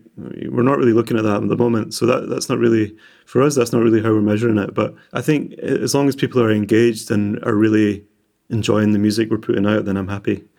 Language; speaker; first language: English; native; English